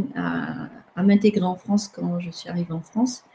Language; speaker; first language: French; non-native, local second language; Malagasy